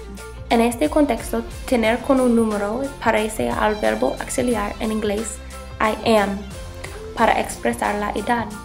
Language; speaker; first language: Spanish; non-native, learner; English